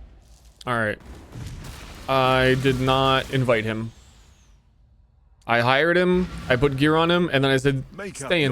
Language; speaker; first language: English; native; English